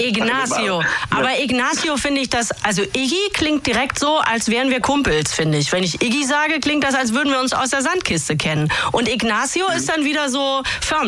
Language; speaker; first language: German; native; German